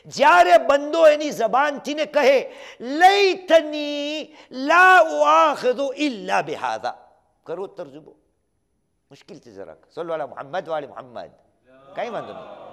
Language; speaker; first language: Gujarati; early bilingual, heritage; Gujarati